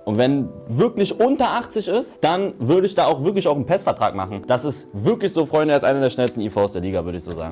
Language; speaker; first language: German; native; German